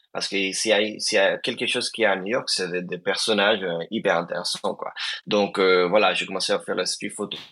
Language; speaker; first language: French; non-native, fluent; Spanish